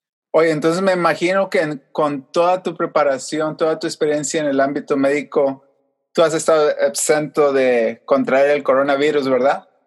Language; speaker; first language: Spanish; native; Spanish